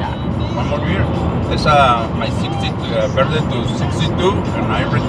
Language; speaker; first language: English; non-native, learner; Spanish